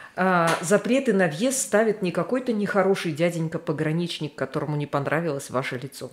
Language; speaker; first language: Russian; native; Russian